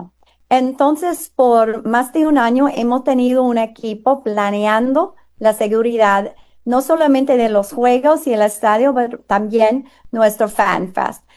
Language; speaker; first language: Spanish; non-native, fluent; English